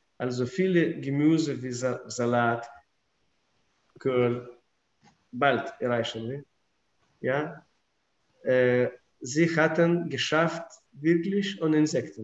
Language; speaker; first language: German; non-native, fluent; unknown